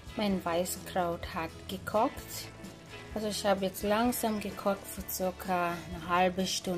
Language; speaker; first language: German; non-native, fluent; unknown